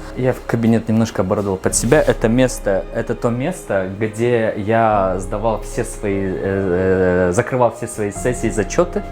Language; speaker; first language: Russian; non-native, local second language; Tajik